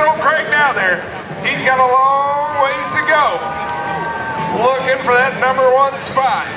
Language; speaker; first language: English; native; English